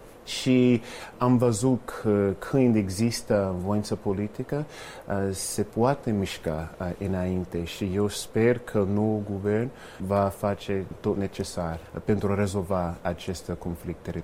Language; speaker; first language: Romanian; non-native, fluent; English